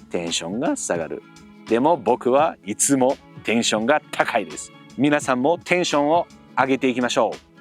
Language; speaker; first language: Japanese; non-native, fluent; English